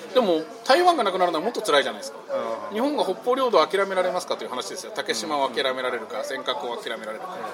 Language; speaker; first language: Japanese; native; Japanese